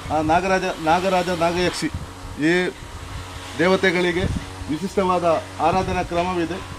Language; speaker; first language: Kannada; native; Kannada